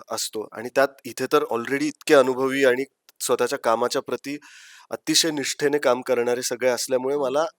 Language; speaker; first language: Marathi; native; Marathi